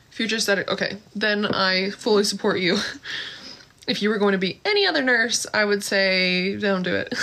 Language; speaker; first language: English; native; English